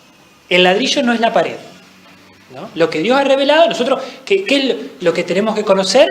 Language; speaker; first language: Spanish; native; Spanish